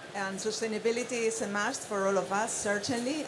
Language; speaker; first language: English; non-native, fluent; Spanish